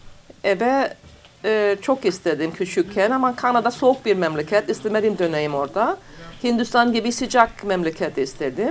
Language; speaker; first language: Turkish; non-native, fluent; English